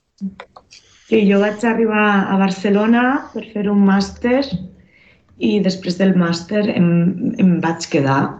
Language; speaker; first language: Catalan; non-native, fluent; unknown